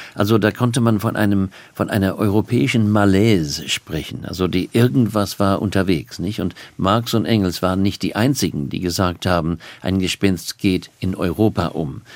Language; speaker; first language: German; non-native, fluent; English